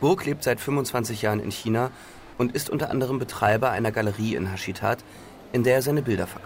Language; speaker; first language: German; native; German